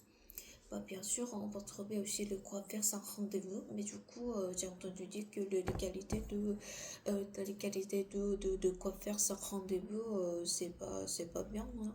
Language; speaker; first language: French; non-native, learner; Korean